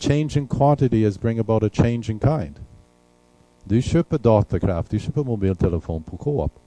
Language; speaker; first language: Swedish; non-native, fluent; English